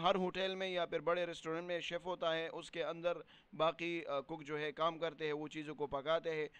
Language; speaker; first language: Urdu; non-native, local second language; Punjabi